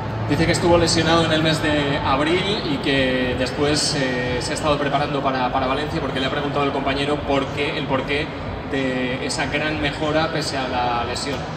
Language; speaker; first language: Spanish; native; Spanish